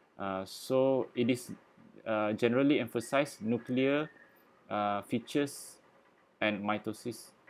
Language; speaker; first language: English; non-native, local second language; Malay